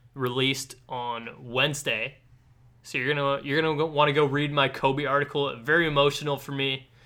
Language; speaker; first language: English; native; English